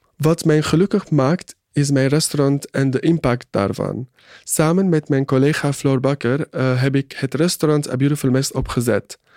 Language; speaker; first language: Dutch; non-native, fluent; Arabic